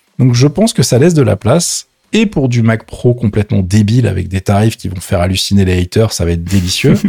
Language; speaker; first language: French; native; French